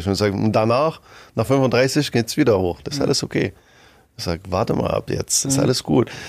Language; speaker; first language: German; non-native, fluent; French